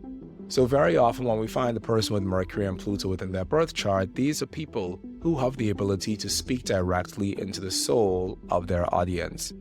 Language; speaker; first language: English; native; English